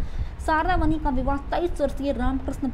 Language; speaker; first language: Hindi; native; Hindi